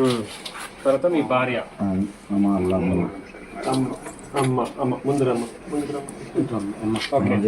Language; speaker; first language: Telugu; native; Telugu